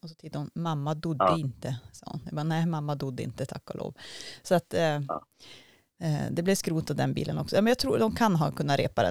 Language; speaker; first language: Swedish; native; Swedish